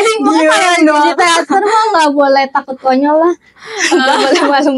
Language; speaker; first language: Indonesian; native; Indonesian